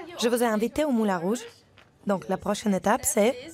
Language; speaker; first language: French; non-native, fluent; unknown